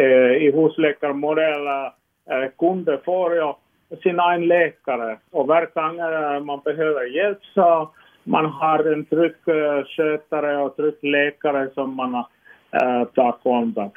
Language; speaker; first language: Swedish; non-native, local second language; Finnish